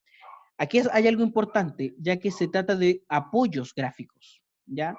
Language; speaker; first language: Spanish; native; Spanish